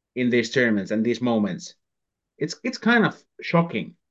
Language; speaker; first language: English; non-native, fluent; Finnish